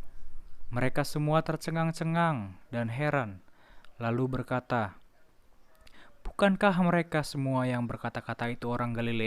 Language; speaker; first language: Indonesian; native; Indonesian